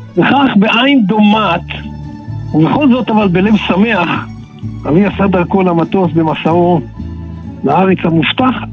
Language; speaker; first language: Hebrew; native; Hebrew